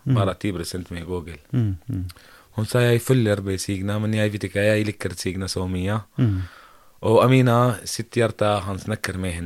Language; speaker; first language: Norwegian; non-native, learner; Arabic